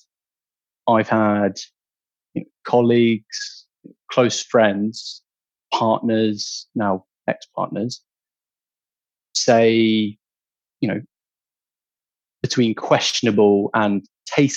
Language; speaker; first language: English; native; English